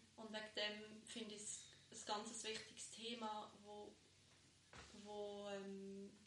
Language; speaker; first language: German; early bilingual, other home language; Bosnian